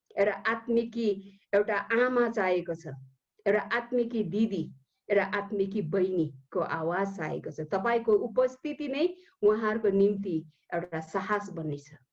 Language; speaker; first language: Nepali; early bilingual, heritage; Nepali